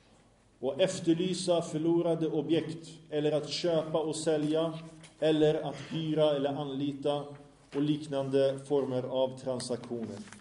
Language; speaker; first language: Swedish; early bilingual, other home language; Arabic